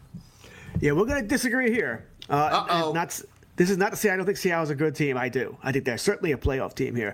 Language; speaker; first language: English; native; English